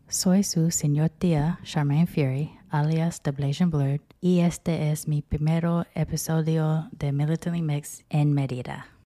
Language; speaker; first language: Spanish; non-native, learner; English